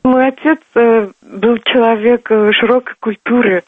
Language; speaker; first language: Russian; non-native, local second language; Turkmen